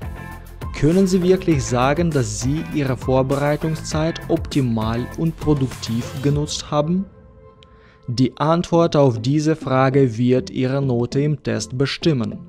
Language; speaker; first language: German; non-native, fluent; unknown